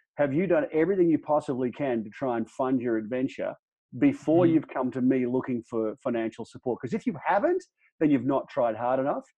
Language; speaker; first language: English; native; English